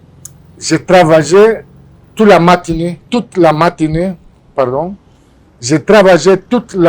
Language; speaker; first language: French; non-native, fluent; Spanish